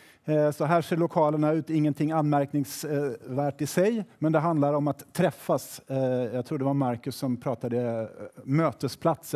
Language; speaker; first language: Swedish; native; Swedish